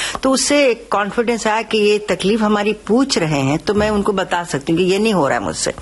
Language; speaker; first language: Urdu; native; Urdu